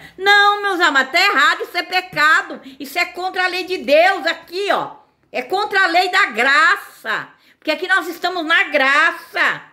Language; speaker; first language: Portuguese; native; Portuguese